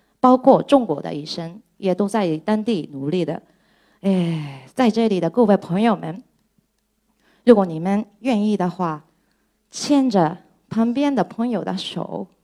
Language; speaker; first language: Chinese; non-native, fluent; Japanese